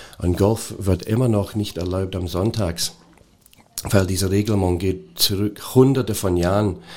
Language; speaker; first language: German; non-native, fluent; English